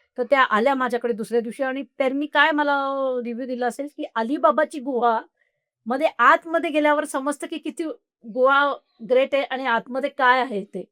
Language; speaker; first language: Marathi; non-native, local second language; Marwari